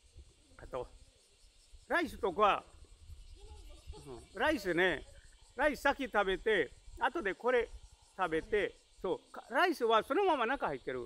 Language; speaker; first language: Japanese; non-native, fluent; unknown